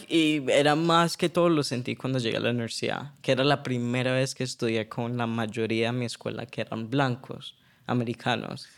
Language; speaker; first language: Spanish; early bilingual, heritage; Spanish